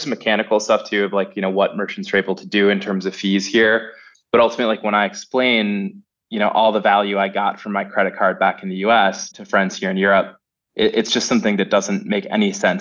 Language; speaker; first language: English; native; English